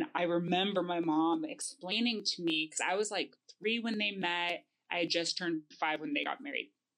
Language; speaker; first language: English; native; English